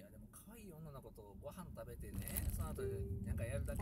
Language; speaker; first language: Japanese; native; Japanese